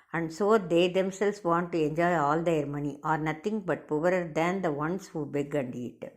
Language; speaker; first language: English; non-native, local second language; Tamil